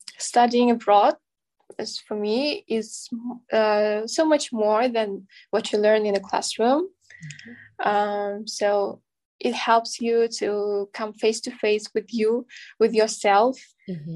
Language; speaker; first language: English; non-native, fluent; Kazakh